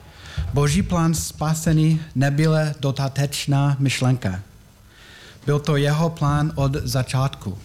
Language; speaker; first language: Czech; non-native, learner; English